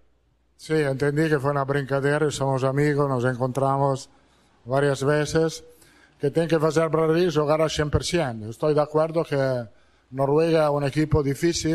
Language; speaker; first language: Portuguese; non-native, learner; Italian